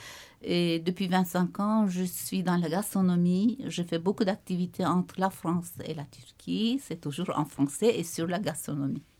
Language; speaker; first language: French; non-native, fluent; Turkish